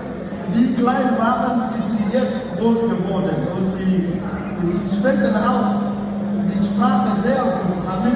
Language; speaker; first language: German; non-native, fluent; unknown